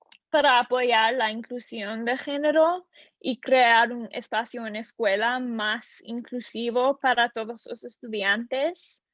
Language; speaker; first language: Spanish; non-native, learner; English